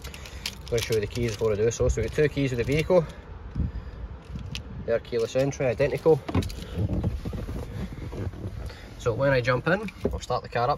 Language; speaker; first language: English; native; English